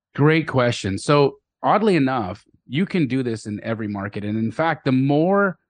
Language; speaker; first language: English; native; English